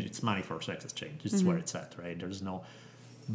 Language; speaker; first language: English; non-native, fluent; Italian